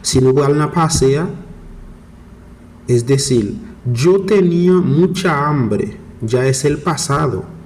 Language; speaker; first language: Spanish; non-native, fluent; Haitian Creole